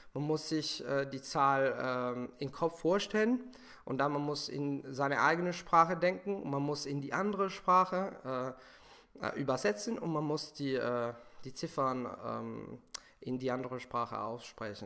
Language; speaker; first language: German; non-native, fluent; Italian